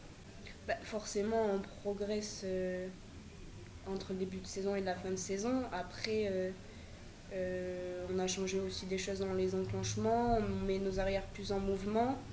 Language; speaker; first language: French; native; French